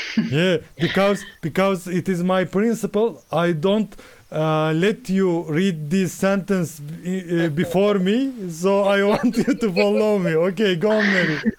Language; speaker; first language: English; non-native, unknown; Turkish